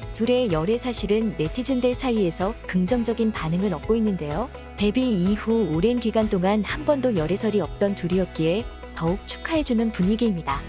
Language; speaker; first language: Korean; native; Korean